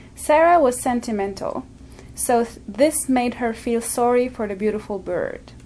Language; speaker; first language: English; non-native, fluent; Arabic